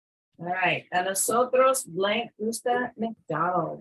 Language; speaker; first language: Spanish; non-native, fluent; English